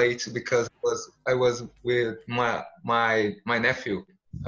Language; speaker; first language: English; non-native, learner; Portuguese